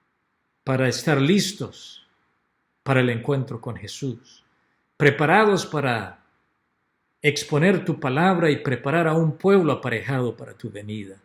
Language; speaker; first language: Spanish; native; Spanish